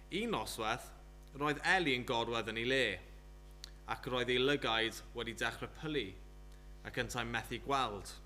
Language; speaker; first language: Welsh; native; Welsh